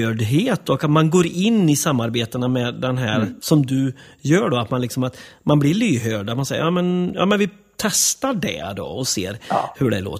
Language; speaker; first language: Swedish; native; Swedish